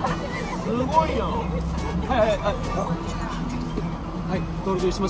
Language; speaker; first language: Japanese; native; Japanese